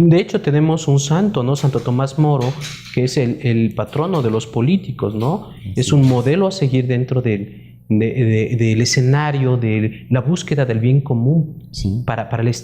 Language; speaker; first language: Spanish; native; Spanish